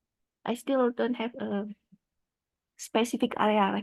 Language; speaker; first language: English; non-native, learner; Indonesian